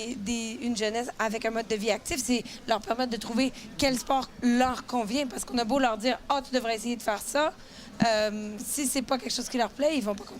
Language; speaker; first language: French; native; French